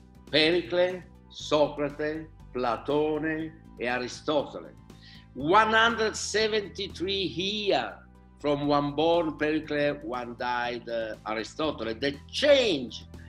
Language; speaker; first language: English; non-native, learner; Italian